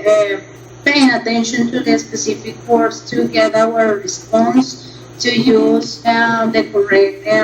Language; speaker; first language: English; non-native, learner; Spanish